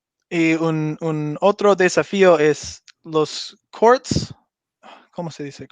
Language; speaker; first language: Spanish; non-native, learner; English